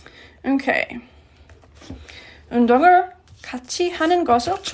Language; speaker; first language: Korean; non-native, fluent; English